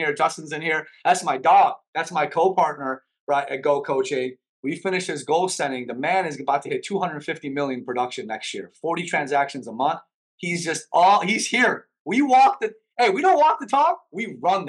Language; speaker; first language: English; early bilingual, other home language; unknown